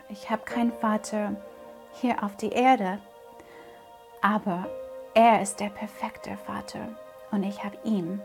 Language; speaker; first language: German; non-native, fluent; English